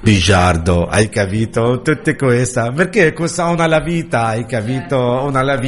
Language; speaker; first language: Italian; non-native, learner; Arabic